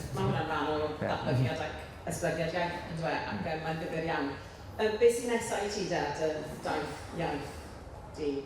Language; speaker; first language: Welsh; non-native, local second language; English